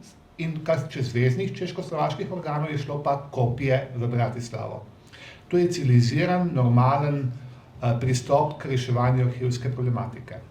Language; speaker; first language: Slovenian; native; Slovenian